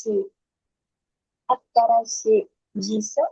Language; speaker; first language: Japanese; non-native, learner; Indonesian